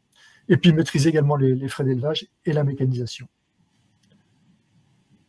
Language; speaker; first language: French; native; French